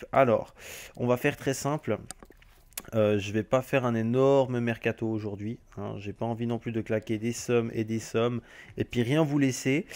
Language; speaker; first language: French; native; French